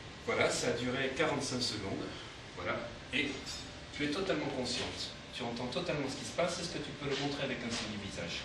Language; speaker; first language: French; native; French